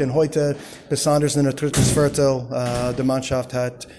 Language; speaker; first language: German; non-native, learner; English